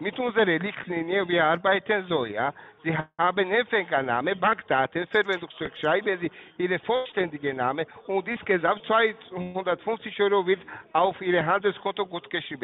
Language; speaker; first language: German; non-native, learner; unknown